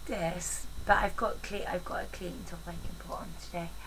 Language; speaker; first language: English; native; English